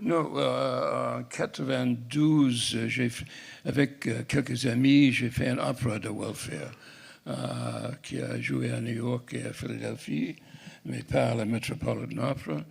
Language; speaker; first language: French; non-native, fluent; English